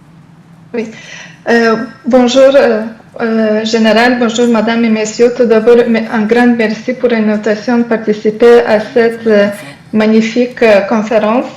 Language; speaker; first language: French; non-native, fluent; Lithuanian